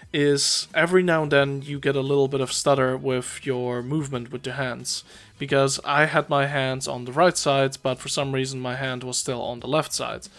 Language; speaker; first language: English; native; English